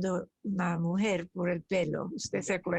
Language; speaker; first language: Spanish; early bilingual, other home language; German